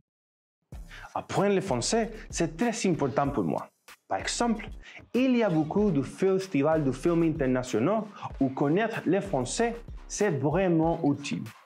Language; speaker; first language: French; non-native, learner; Spanish